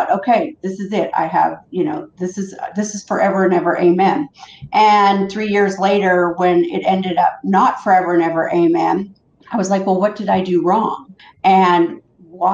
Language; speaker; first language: English; native; English